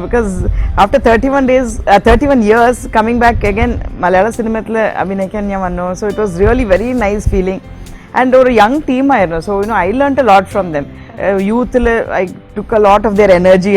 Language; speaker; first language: Malayalam; non-native, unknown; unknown